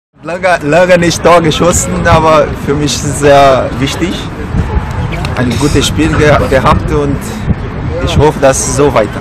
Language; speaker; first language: German; non-native, learner; Portuguese